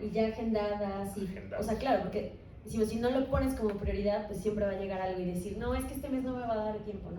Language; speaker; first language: Spanish; native; Spanish